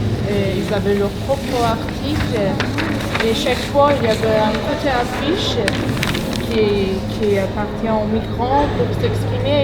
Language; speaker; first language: French; non-native, fluent; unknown